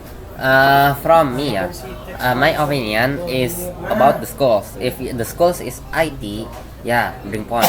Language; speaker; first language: English; non-native, learner; Indonesian